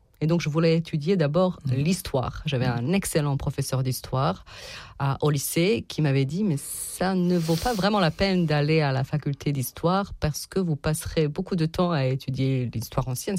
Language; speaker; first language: French; non-native, fluent; Serbian